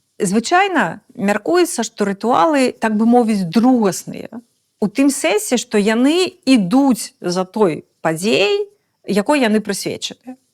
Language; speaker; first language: Belarusian; native; Belarusian